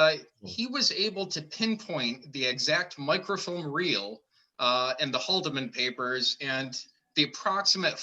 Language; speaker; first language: English; native; English